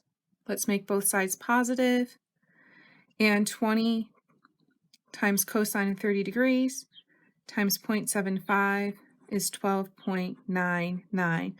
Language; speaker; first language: English; native; English